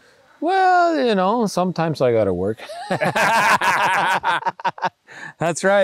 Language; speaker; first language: English; native; English